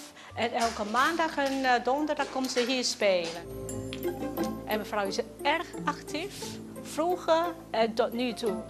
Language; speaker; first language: Dutch; non-native, fluent; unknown